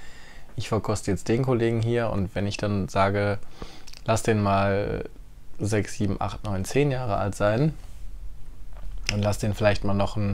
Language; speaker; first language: German; native; German